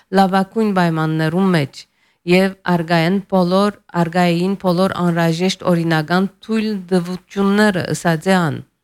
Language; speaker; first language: Armenian; early bilingual, heritage; Armenian